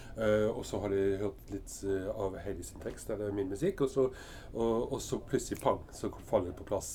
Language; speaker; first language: Norwegian; early bilingual, heritage; Norwegian